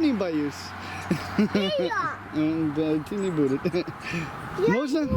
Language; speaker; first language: Russian; non-native, learner; English